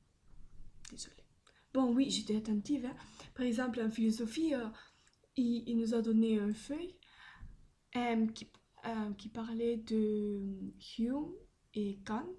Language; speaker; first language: French; non-native, learner; Spanish